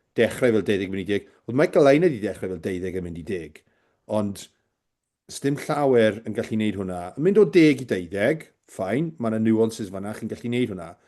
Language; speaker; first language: Welsh; native; Welsh